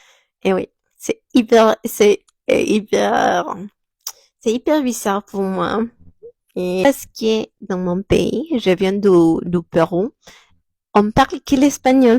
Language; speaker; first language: French; non-native, fluent; Spanish